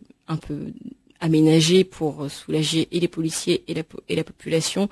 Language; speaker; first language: French; native; French